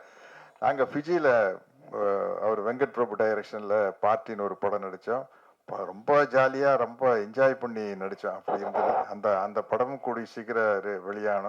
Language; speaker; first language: Tamil; native; Tamil